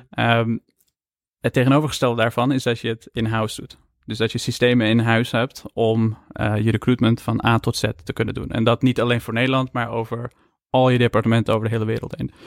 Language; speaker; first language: Dutch; early bilingual, other home language; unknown